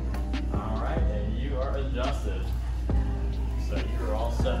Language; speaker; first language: English; native; English